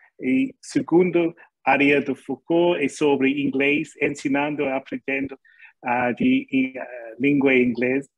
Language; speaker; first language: Portuguese; non-native, learner; English